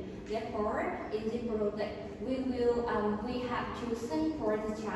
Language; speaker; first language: English; non-native, learner; Vietnamese